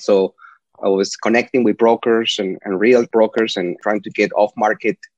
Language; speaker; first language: English; non-native, fluent; Spanish